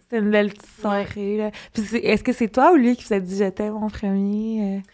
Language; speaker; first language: French; native; French